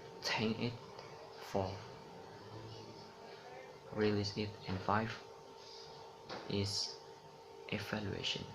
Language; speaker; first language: English; non-native, learner; Indonesian